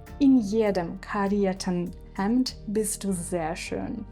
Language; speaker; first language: German; non-native, fluent; Ukrainian